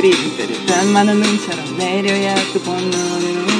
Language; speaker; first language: Korean; non-native, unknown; Russian